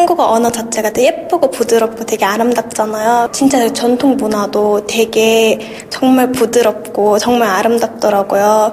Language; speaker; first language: Korean; non-native, fluent; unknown